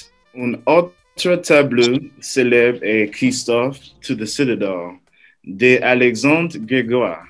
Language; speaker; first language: French; non-native, learner; English